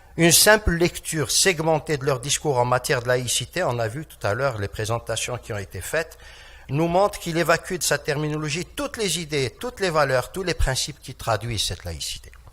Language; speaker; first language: French; non-native, local second language; Kabyle